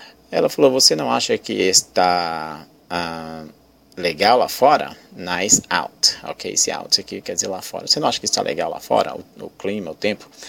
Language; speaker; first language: Portuguese; native; Portuguese